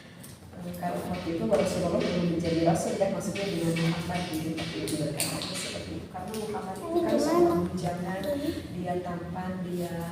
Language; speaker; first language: Indonesian; native; Indonesian